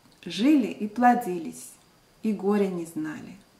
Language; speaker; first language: Russian; non-native, local second language; Latvian